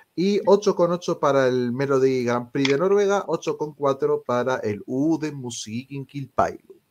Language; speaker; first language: Spanish; native; Spanish